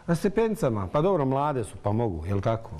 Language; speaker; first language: Bosnian; native; Bosnian